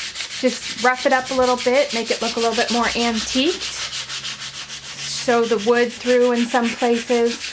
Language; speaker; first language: English; native; English